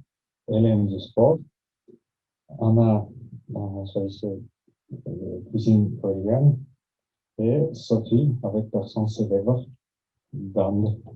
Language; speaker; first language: French; non-native, learner; Russian